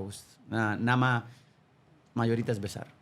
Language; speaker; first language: Indonesian; non-native, fluent; Spanish